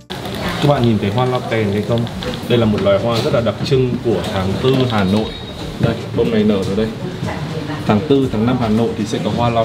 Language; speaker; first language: Vietnamese; native; Vietnamese